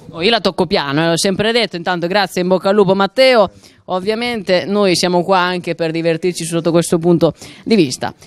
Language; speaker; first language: Italian; native; Italian